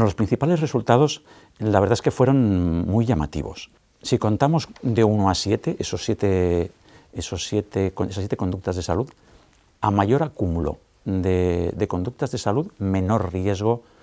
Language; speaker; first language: Spanish; native; Spanish